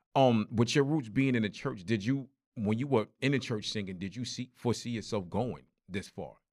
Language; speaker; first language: English; native; English